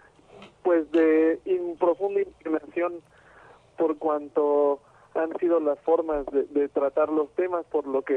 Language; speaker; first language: Spanish; native; Spanish